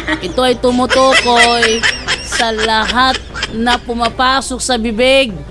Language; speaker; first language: Filipino; native; Filipino